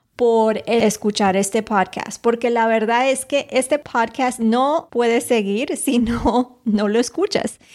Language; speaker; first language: Spanish; native; Spanish